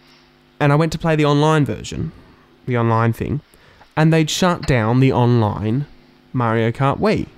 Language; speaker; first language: English; native; English